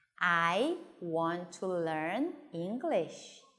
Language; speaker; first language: English; non-native, learner; Korean